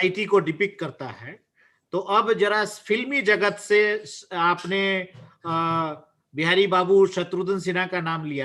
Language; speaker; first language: Hindi; native; Hindi